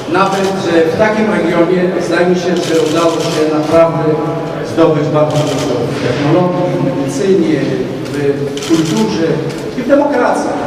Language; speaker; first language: Polish; non-native, learner; Hebrew